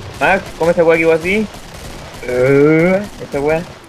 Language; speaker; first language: Spanish; native; Spanish